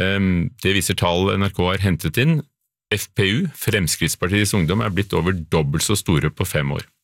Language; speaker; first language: Norwegian; native; Norwegian